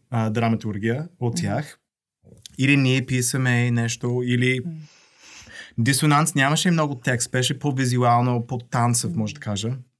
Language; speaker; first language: Bulgarian; non-native, fluent; English